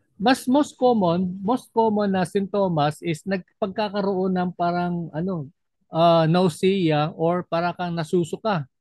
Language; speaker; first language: Filipino; non-native, local second language; Cebuano